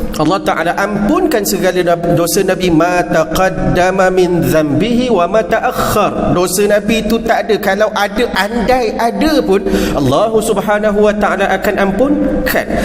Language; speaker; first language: Malay; native; Malay